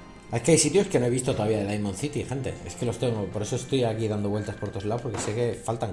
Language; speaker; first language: Spanish; native; Spanish